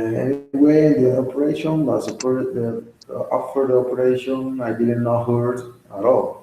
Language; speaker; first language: English; non-native, learner; Spanish